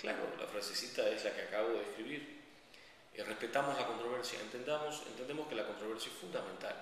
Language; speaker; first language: Spanish; native; Spanish